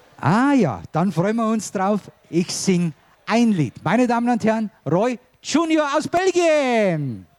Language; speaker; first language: German; native; German